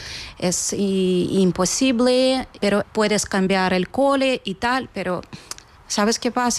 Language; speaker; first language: Spanish; non-native, learner; Ukrainian